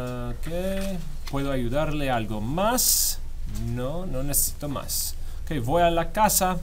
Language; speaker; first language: Spanish; non-native, fluent; English